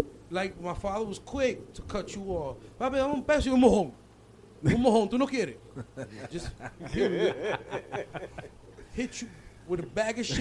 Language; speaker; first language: English; early bilingual, other home language; Spanish